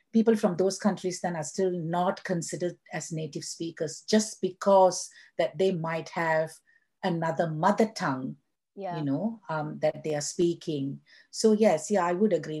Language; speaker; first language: English; non-native, local second language; Tamil